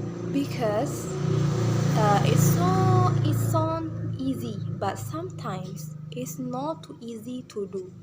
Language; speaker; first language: English; non-native, learner; Indonesian